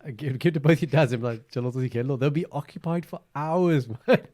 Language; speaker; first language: English; early bilingual, other home language; Punjabi